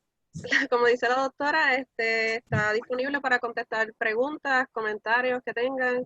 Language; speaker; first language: Spanish; native; Spanish